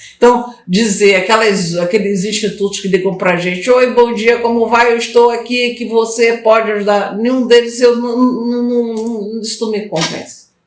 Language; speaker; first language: Portuguese; native; Portuguese